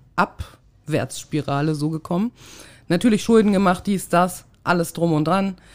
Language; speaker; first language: German; native; German